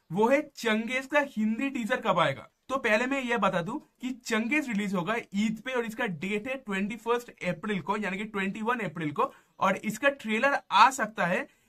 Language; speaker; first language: Hindi; non-native, local second language; Bangla